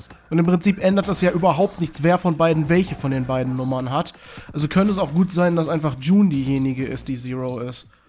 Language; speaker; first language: German; native; German